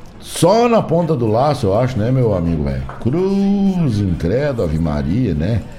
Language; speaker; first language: Portuguese; native; Portuguese